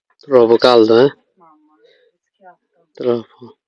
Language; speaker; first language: Italian; non-native, learner; Bangla